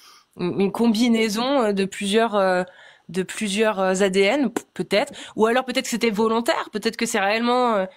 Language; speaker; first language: French; native; French